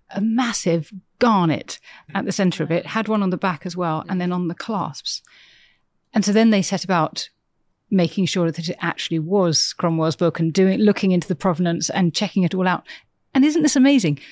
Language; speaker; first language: English; native; English